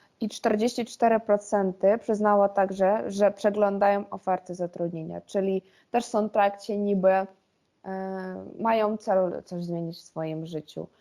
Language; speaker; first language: Polish; non-native, fluent; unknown